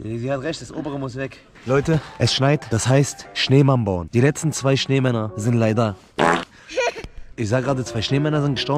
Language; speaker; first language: German; native; German